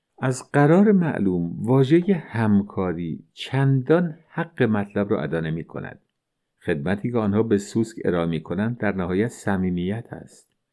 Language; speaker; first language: Persian; native; Persian